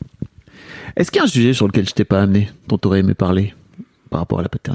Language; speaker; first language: French; native; French